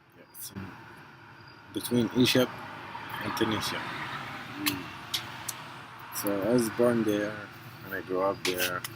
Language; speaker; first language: English; non-native, fluent; Arabic